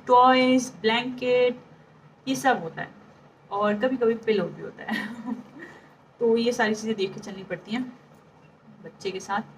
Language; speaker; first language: Urdu; native; Urdu